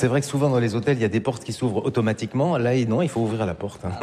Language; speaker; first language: French; native; French